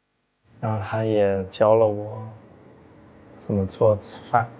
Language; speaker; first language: Chinese; early bilingual, heritage; Chinese